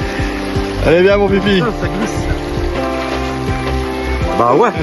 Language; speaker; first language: French; native; French